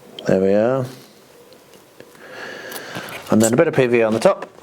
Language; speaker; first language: English; native; English